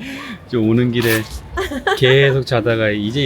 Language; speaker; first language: Korean; native; Korean